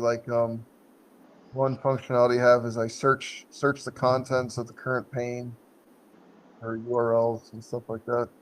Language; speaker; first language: English; native; English